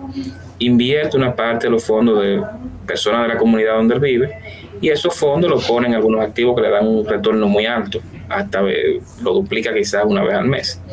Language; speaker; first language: Spanish; native; Spanish